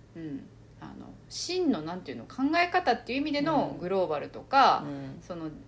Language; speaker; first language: Japanese; early bilingual, other home language; Chinese